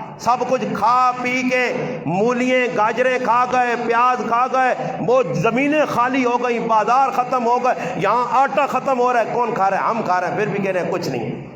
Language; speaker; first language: Urdu; non-native, local second language; Punjabi